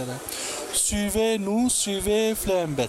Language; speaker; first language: French; non-native, local second language; Arabic